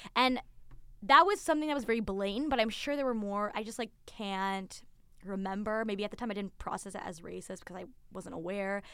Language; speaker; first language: English; early bilingual, other home language; Tigrinya